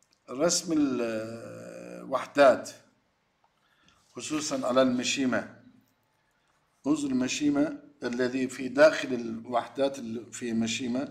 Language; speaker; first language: Arabic; non-native, learner; Turkish